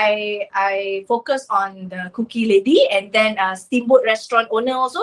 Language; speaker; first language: English; non-native, local second language; Malay